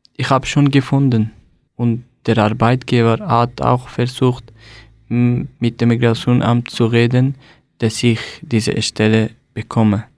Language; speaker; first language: German; non-native, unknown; Persian